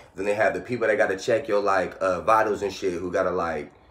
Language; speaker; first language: English; native; English